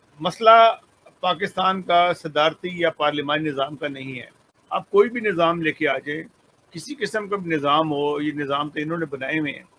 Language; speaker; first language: Urdu; native; Urdu